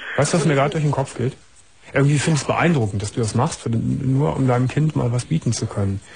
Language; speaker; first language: German; native; German